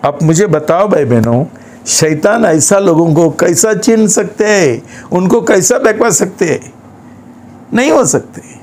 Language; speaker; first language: Hindi; non-native, local second language; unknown